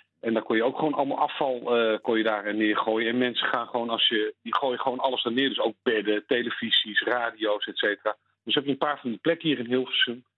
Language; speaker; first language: Dutch; native; Dutch